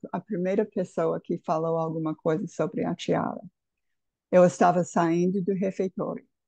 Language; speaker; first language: Portuguese; non-native, fluent; English